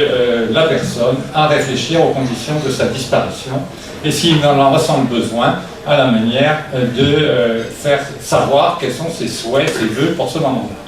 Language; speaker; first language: French; native; French